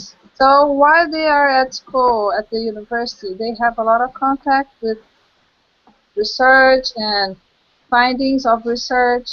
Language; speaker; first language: English; non-native, local second language; Portuguese